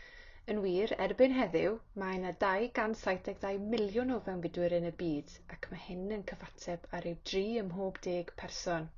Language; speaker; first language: Welsh; native; Welsh